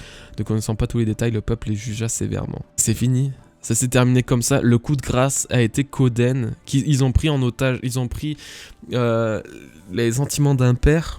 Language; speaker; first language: French; native; French